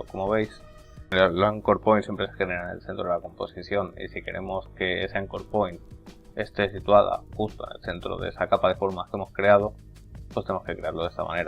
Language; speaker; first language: Spanish; native; Spanish